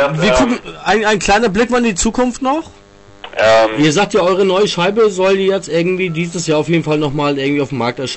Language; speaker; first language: German; native; German